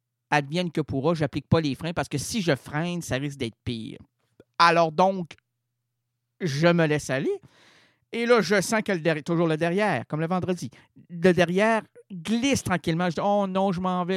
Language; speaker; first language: French; native; French